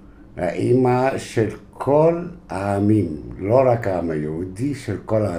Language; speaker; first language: Hebrew; non-native, local second language; Arabic